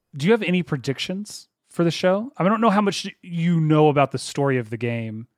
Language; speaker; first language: English; native; English